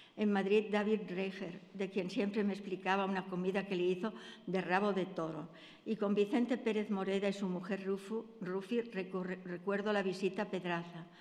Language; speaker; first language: Spanish; native; Spanish